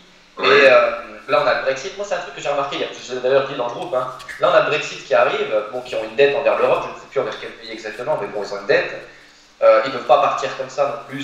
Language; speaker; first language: French; native; French